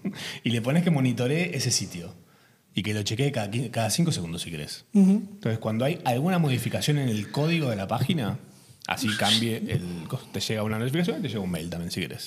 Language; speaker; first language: Spanish; native; Spanish